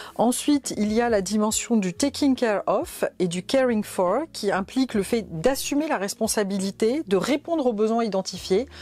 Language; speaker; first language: French; native; French